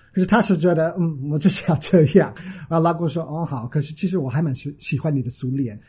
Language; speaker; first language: Chinese; non-native, fluent; English